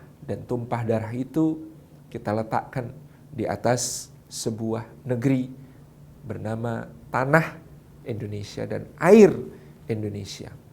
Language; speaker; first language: Indonesian; non-native, local second language; Javanese